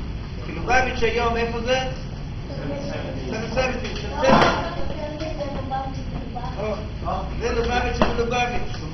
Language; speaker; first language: Hebrew; non-native, fluent; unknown